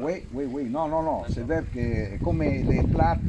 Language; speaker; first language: French; non-native, learner; Italian